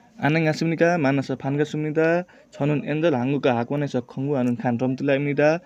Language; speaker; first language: Korean; non-native, learner; Nepali